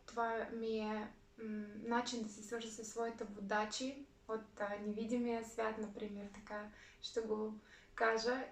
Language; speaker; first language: Bulgarian; non-native, fluent; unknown